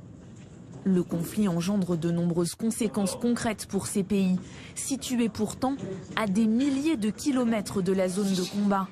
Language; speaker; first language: French; native; French